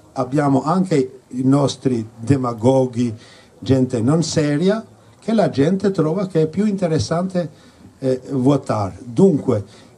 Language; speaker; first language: Italian; non-native, fluent; Albanian